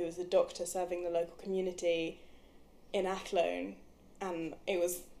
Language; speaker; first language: English; native; English